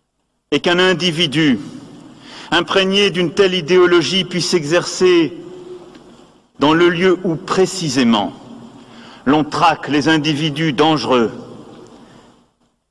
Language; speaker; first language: French; native; French